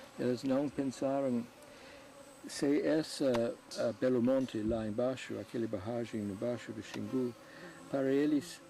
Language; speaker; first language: Portuguese; non-native, fluent; English